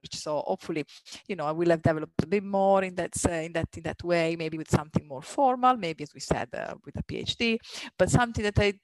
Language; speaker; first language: English; non-native, fluent; Italian